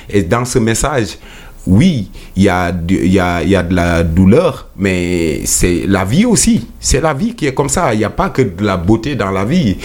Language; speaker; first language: French; non-native, local second language; Wolof